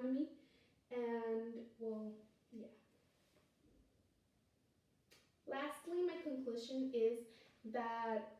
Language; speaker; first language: English; non-native, fluent; Spanish